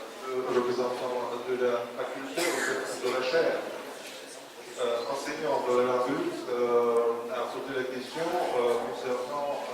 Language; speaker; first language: French; non-native, fluent; Russian